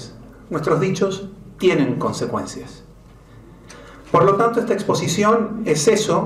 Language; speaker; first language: Spanish; native; Spanish